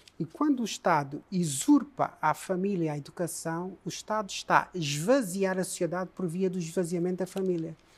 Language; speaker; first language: Portuguese; native; Portuguese